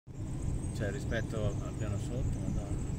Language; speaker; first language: Italian; native; Italian